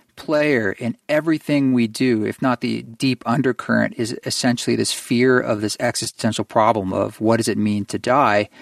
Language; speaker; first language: English; native; English